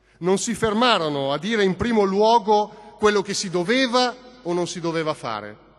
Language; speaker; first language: Italian; native; Italian